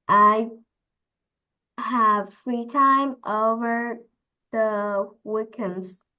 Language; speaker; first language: English; non-native, learner; Vietnamese